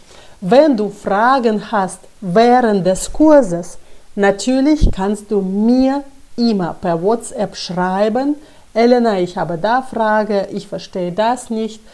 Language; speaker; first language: German; non-native, fluent; Russian